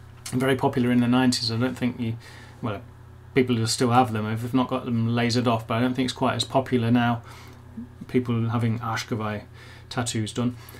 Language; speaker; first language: English; native; English